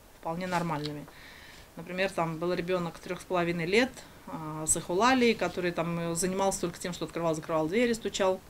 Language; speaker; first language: Russian; native; Russian